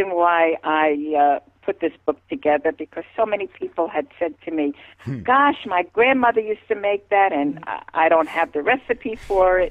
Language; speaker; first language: English; native; English